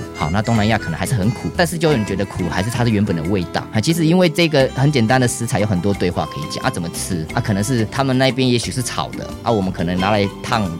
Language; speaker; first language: Chinese; native; Chinese